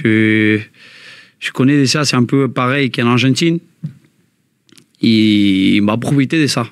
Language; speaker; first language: French; non-native, learner; Spanish